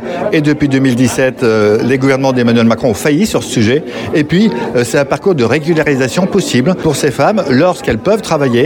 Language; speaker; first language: French; native; French